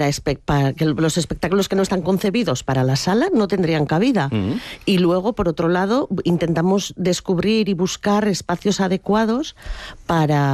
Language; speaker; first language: Spanish; native; Spanish